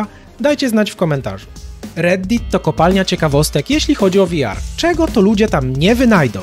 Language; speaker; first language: Polish; native; Polish